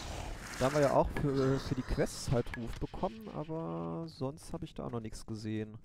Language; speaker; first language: German; native; German